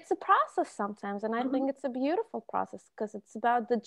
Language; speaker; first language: English; non-native, fluent; Russian